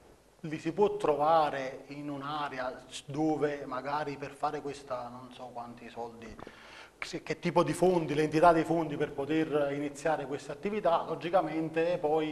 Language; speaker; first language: Italian; native; Italian